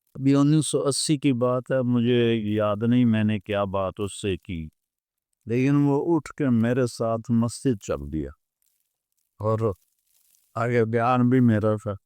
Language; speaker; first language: Urdu; non-native, local second language; Punjabi